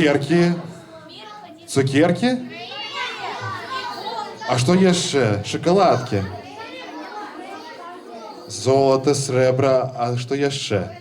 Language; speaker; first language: Belarusian; non-native, local second language; Russian